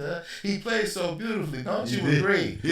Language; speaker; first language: English; native; English